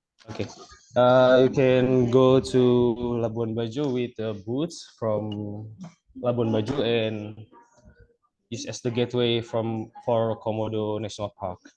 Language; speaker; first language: English; non-native, local second language; Indonesian